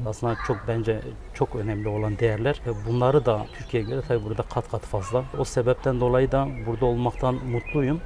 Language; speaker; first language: Turkish; early bilingual, other home language; Kurdish